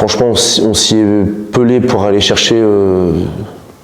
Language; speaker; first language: French; native; French